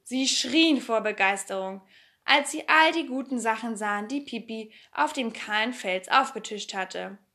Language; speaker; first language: German; native; German